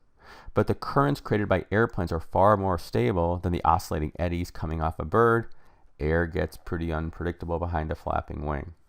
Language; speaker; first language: English; native; English